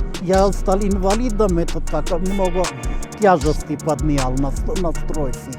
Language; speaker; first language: Russian; non-native, local second language; Turkmen